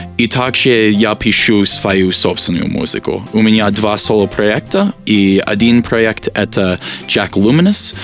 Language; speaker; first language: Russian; non-native, learner; English